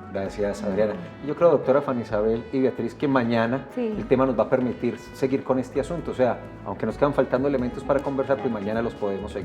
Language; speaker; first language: Spanish; native; Spanish